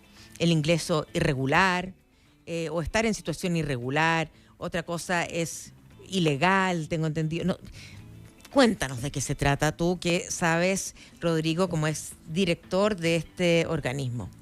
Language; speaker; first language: Spanish; native; Spanish